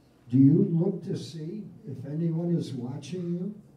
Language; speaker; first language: English; native; English